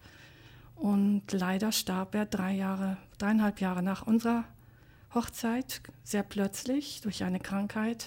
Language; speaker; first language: German; native; German